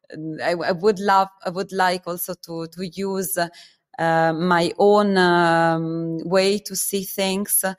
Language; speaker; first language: English; non-native, fluent; Italian